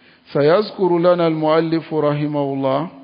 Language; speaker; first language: Arabic; non-native, fluent; French